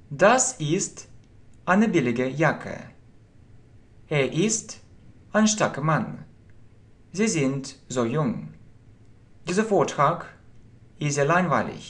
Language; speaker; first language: German; non-native, fluent; Russian